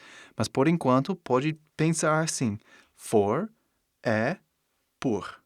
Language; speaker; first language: Portuguese; non-native, fluent; English